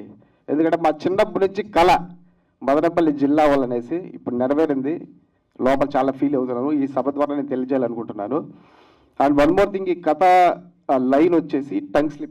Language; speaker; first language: Telugu; native; Telugu